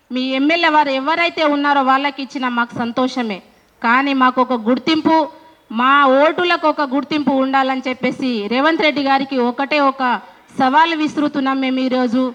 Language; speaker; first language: Telugu; non-native, local second language; Lambadi